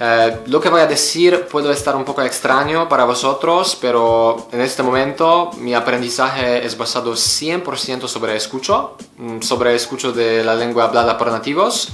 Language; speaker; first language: Spanish; non-native, learner; Polish